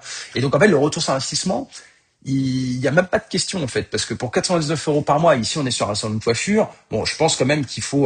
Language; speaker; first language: French; native; French